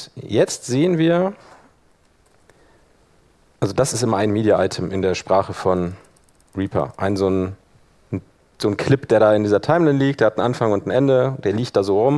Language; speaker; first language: German; native; German